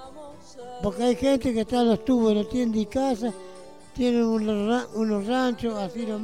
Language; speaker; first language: Spanish; native; Spanish